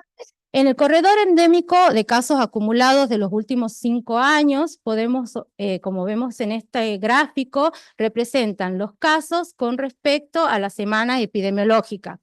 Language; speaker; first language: Spanish; native; Spanish